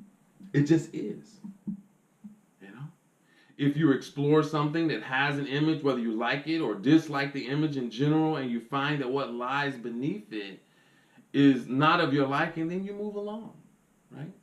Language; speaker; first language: English; native; English